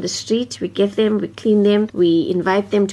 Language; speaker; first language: English; native; English